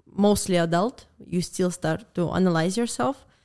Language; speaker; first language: English; non-native, fluent; Russian